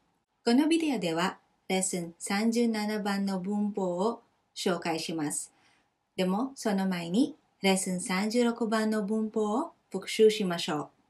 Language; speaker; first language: Japanese; non-native, fluent; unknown